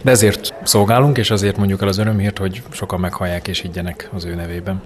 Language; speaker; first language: Hungarian; native; Hungarian